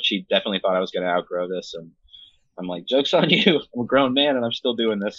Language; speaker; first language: English; native; English